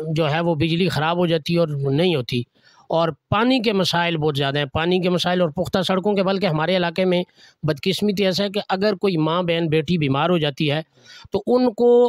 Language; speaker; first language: Urdu; non-native, local second language; Northern Hindko